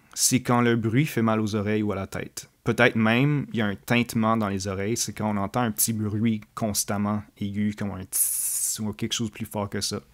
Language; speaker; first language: French; native; French